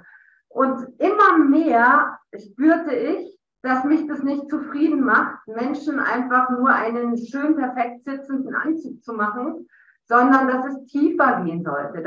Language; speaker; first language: German; native; German